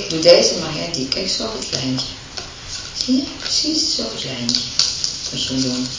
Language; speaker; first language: Dutch; native; Dutch